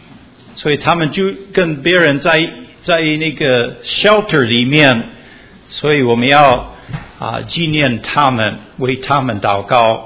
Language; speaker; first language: Chinese; early bilingual, heritage; Chinese